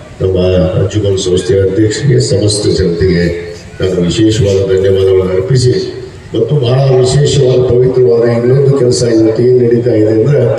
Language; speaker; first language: Kannada; native; Kannada